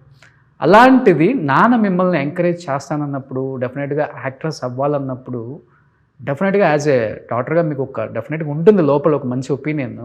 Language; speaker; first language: Telugu; native; Telugu